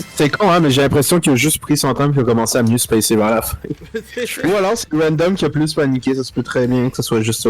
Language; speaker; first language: French; native; French